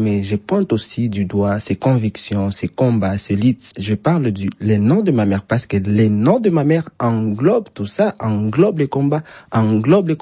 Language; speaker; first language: French; non-native, local second language; Swahili